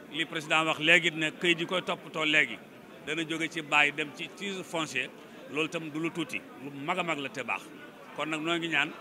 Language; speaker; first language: Wolof; non-native, local second language; Fula